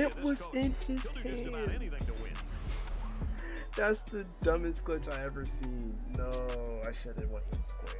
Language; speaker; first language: English; native; English